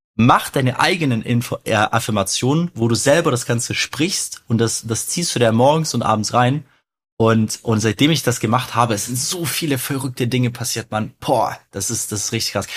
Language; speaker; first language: German; early bilingual, other home language; Russian